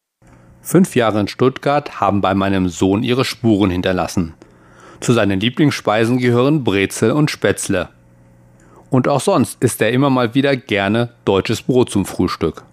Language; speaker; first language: German; non-native, fluent; Chinese